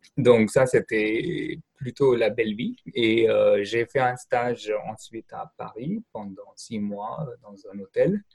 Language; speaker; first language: French; non-native, fluent; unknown